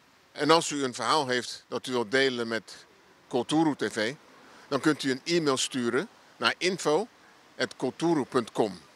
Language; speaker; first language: Dutch; native; Dutch